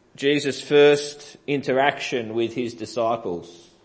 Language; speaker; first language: English; native; English